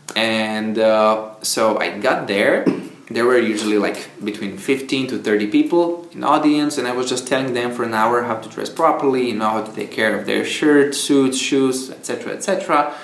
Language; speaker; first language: English; non-native, fluent; Czech